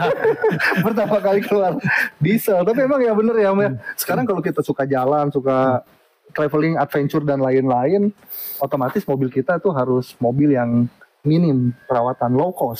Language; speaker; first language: Indonesian; native; Indonesian